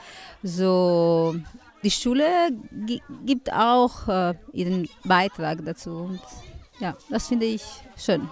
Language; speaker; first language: German; non-native, learner; Italian